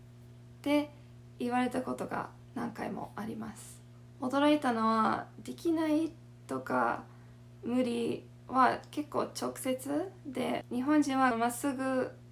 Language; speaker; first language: Japanese; non-native, fluent; English